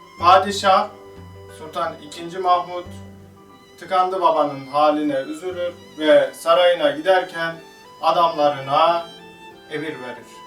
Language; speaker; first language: Turkish; native; Turkish